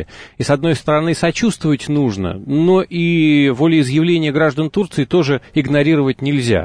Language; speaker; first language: Russian; native; Russian